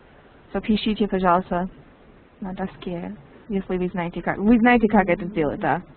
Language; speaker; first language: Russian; non-native, learner; English